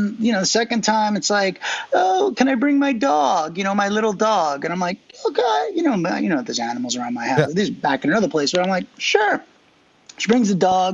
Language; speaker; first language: English; native; English